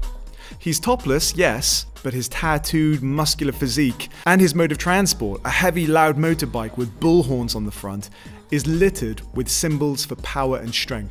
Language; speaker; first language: English; native; English